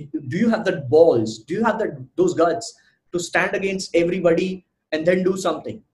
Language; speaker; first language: Hindi; native; Hindi